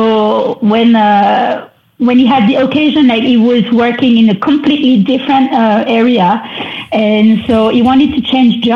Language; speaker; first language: English; non-native, fluent; French